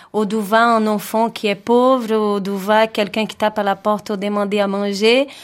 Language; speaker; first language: French; non-native, fluent; Portuguese